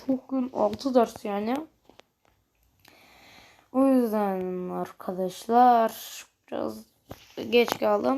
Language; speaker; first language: Turkish; native; Turkish